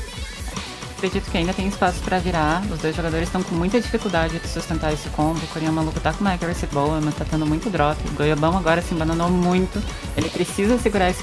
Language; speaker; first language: Portuguese; native; Portuguese